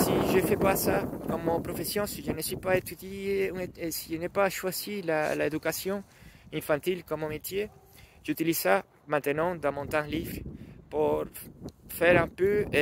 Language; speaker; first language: French; non-native, learner; Spanish